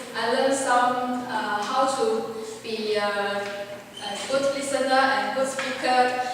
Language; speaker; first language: English; non-native, learner; Chinese